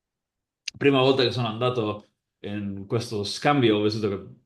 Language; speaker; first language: Italian; non-native, learner; Spanish